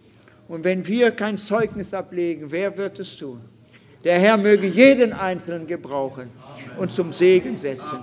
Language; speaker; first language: German; non-native, fluent; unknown